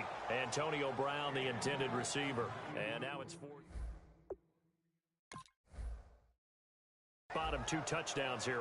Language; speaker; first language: English; native; English